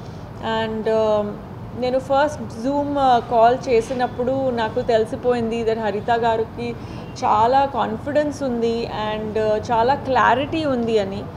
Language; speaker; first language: Telugu; non-native, fluent; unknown